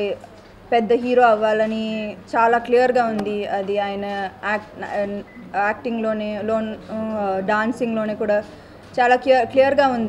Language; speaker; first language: Telugu; non-native, local second language; Tamil